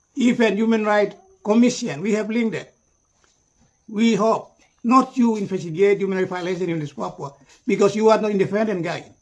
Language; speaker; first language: English; non-native, learner; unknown